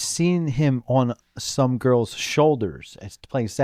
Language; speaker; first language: English; native; English